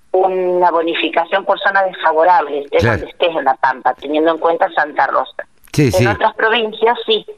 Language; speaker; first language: Spanish; native; Spanish